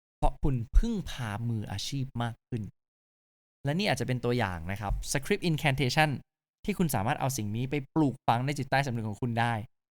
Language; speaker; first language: Thai; native; Thai